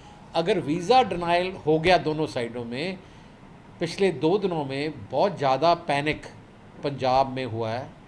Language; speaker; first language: Hindi; non-native, local second language; Punjabi